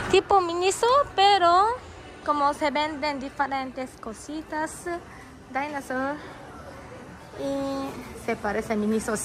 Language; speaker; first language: Spanish; non-native, learner; Japanese